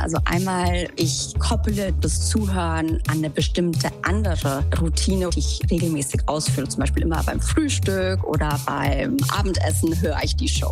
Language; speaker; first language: German; native; German